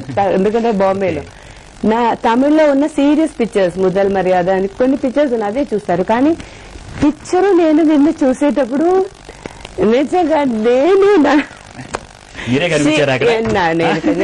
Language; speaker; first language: Telugu; non-native, fluent; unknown